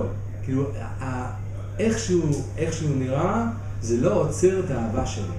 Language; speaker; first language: Hebrew; non-native, fluent; English